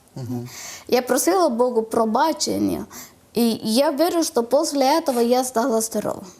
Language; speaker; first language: Ukrainian; non-native, learner; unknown